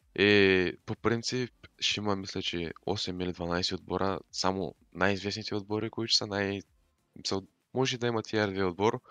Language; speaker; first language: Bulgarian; non-native, local second language; Turkish